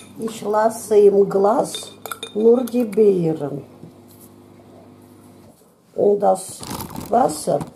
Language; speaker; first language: German; non-native, fluent; Russian